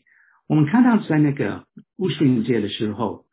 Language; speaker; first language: Chinese; non-native, fluent; English